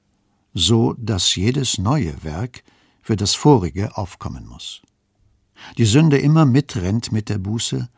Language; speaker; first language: German; native; German